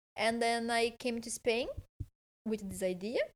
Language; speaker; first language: English; non-native, fluent; Portuguese